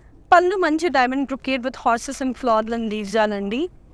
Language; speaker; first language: English; non-native, local second language; Telugu